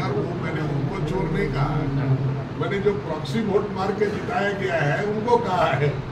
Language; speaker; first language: Hindi; non-native, local second language; Bangla